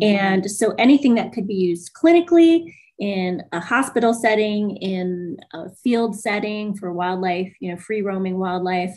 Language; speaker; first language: English; native; English